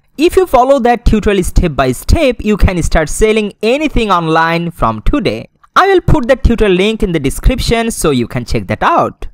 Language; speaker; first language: English; non-native, local second language; Bangla